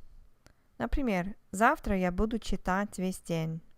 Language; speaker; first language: Russian; non-native, fluent; English